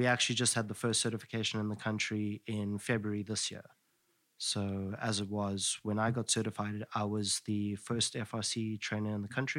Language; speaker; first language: English; native; English